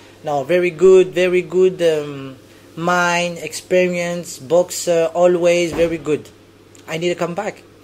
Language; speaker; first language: English; non-native, learner; French